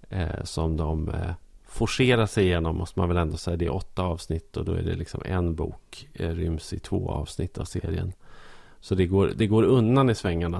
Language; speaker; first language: Swedish; native; Swedish